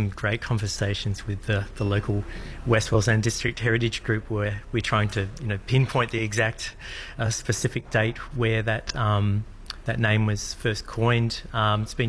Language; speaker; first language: English; native; English